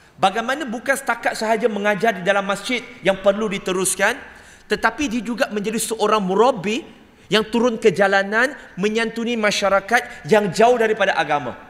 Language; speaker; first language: Malay; non-native, local second language; Cantonese